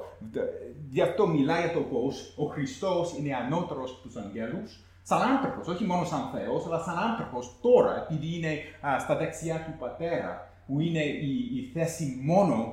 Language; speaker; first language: Greek; non-native, fluent; English